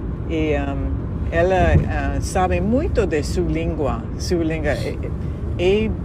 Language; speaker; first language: Portuguese; non-native, learner; English